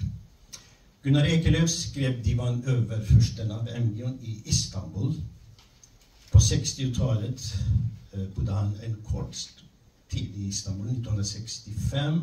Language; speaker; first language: Swedish; non-native, fluent; Kurdish